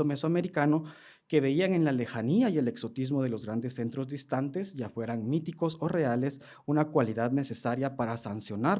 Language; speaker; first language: Spanish; native; Spanish